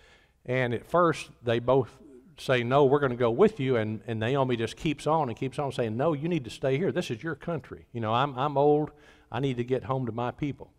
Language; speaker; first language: English; native; English